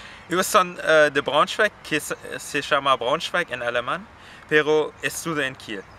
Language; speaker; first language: Portuguese; non-native, learner; German